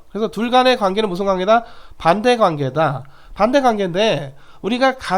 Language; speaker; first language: Korean; native; Korean